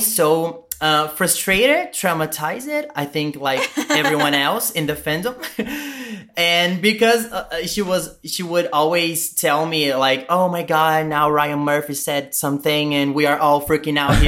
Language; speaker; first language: English; non-native, fluent; Portuguese